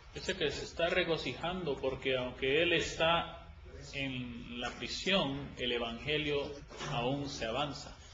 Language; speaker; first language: Spanish; early bilingual, heritage; Spanish